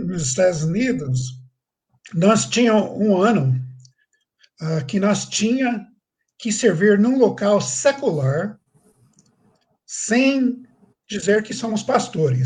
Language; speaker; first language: Portuguese; non-native, fluent; English